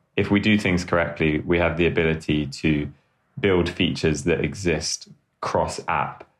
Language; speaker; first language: English; native; English